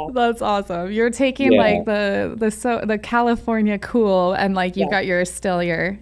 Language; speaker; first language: English; native; English